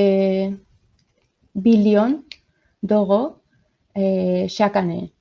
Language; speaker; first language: French; non-native, learner; Spanish